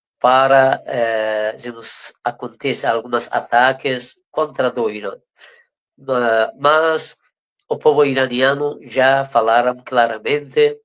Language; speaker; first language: Portuguese; non-native, fluent; Persian